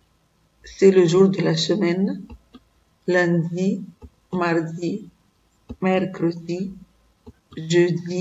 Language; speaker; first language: French; non-native, fluent; Arabic